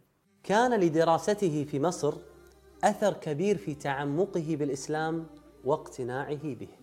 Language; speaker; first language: Arabic; native; Arabic